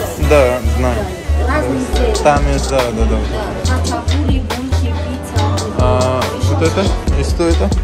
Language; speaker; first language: Russian; non-native, learner; English